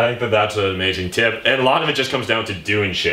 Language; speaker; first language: English; native; English